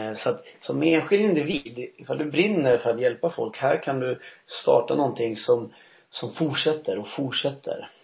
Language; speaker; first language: Swedish; early bilingual, heritage; Swedish